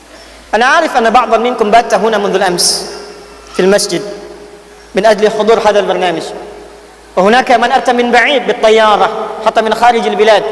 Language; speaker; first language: Arabic; non-native, fluent; Indonesian